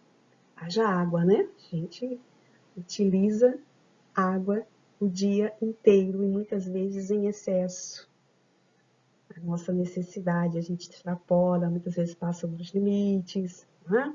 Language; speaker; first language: Portuguese; native; Portuguese